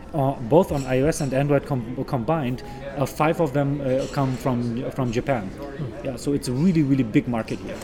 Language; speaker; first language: English; non-native, fluent; German